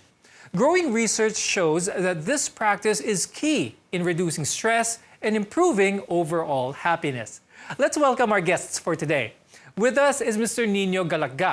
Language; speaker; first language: English; non-native, local second language; Filipino